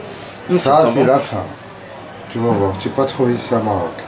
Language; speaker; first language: French; non-native, learner; Arabic